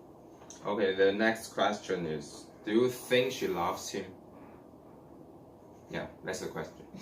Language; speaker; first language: English; non-native, learner; Chinese